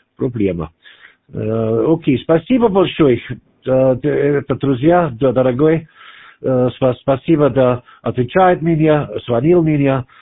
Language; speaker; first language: Russian; non-native, learner; German